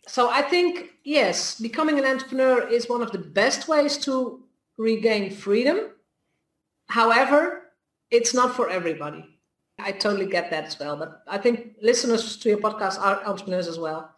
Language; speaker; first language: English; non-native, fluent; Dutch